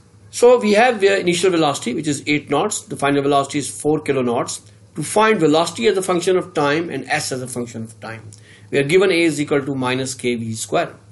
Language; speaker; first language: English; non-native, local second language; Urdu